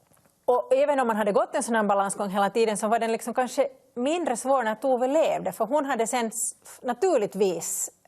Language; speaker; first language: Swedish; native; Swedish